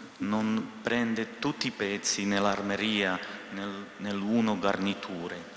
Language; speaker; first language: Italian; non-native, learner; Russian